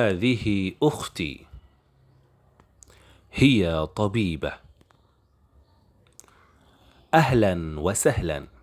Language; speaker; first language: Arabic; non-native, fluent; Indonesian